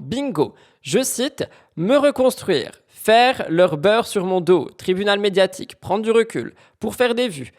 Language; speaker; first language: French; native; French